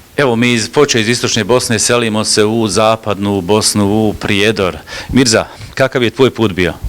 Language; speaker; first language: Bosnian; native; Bosnian